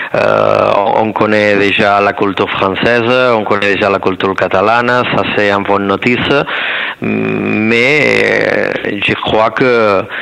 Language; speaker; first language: French; non-native, learner; Spanish